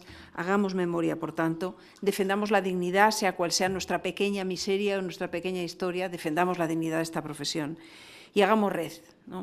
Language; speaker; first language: Spanish; native; Spanish